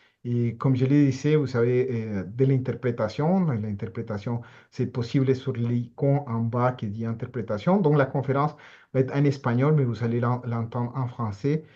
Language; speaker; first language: French; non-native, fluent; Spanish